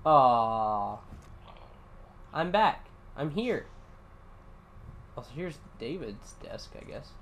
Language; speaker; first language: English; native; English